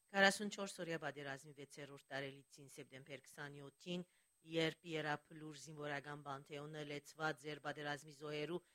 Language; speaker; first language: Armenian; early bilingual, heritage; Armenian